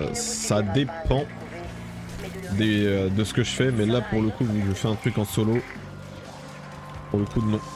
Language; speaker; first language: French; native; French